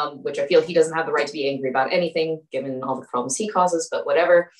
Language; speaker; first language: English; native; English